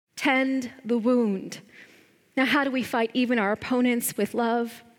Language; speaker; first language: English; native; English